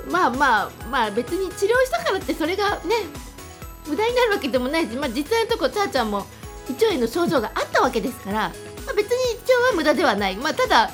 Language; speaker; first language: Japanese; native; Japanese